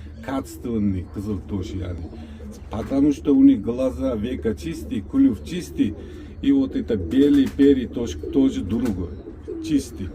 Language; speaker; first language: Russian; non-native, local second language; Uzbek